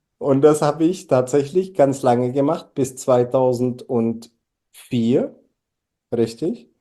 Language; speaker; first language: German; early bilingual, other home language; Czech